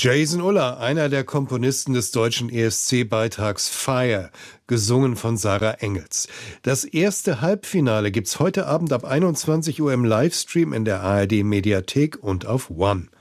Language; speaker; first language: German; native; German